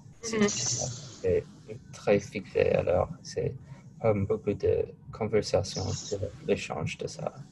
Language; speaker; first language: French; non-native, learner; English